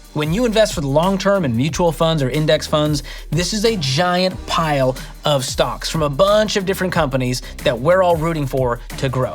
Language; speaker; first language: English; native; English